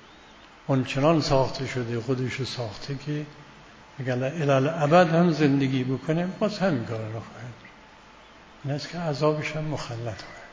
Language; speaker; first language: Persian; native; Persian